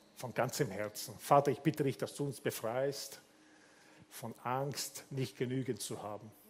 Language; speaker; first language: German; non-native, fluent; Italian